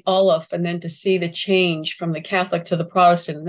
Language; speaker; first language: English; native; English